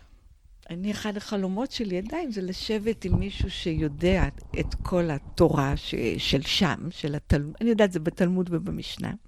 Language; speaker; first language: Hebrew; non-native, fluent; English